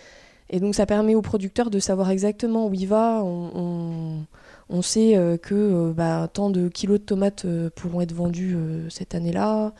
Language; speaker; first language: French; native; French